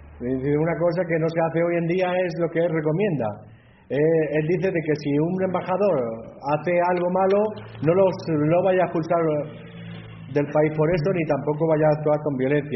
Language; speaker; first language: Spanish; native; Spanish